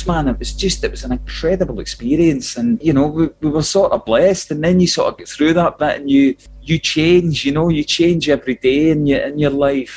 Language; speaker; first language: English; native; English